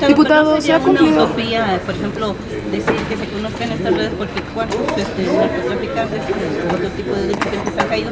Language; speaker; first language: Spanish; native; Spanish